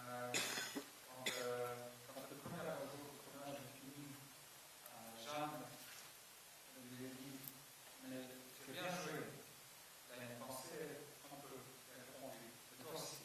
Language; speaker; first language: French; non-native, fluent; Estonian